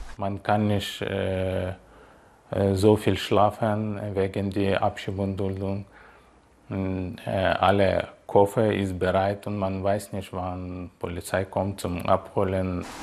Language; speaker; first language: German; non-native, learner; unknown